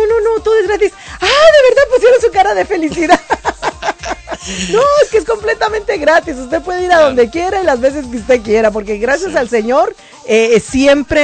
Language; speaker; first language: Spanish; native; Spanish